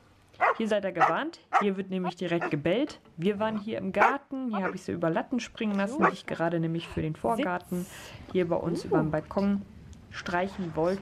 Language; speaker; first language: German; native; German